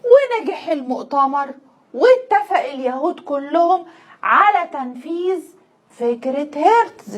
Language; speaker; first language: Arabic; native; Arabic